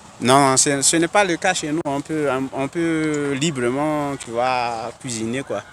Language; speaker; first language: French; non-native, local second language; Malagasy